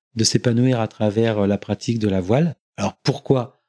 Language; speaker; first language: French; native; French